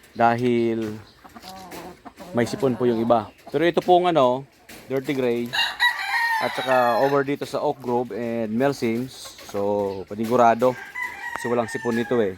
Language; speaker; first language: Filipino; non-native, local second language; Bikol